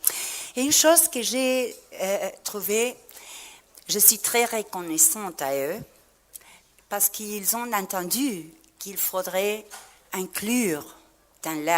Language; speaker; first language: French; non-native, fluent; Spanish